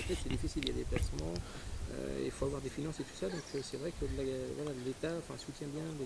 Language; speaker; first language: French; native; French